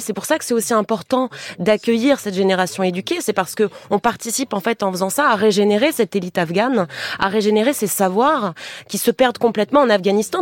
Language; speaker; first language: French; native; French